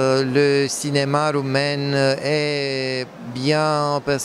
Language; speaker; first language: French; non-native, fluent; Romanian